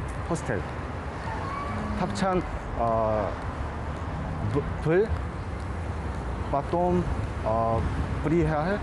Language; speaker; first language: Russian; non-native, learner; Korean